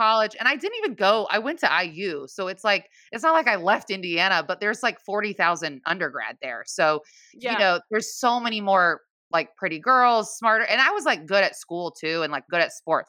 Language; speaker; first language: English; native; English